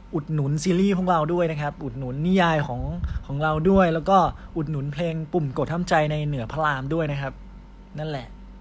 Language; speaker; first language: Thai; native; Thai